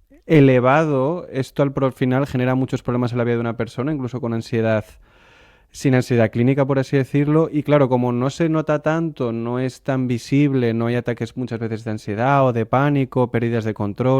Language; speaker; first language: Spanish; non-native, local second language; Catalan